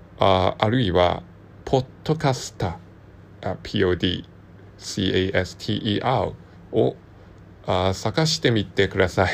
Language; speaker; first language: Japanese; non-native, learner; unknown